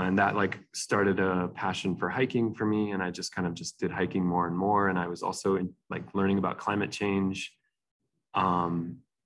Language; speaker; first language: English; native; English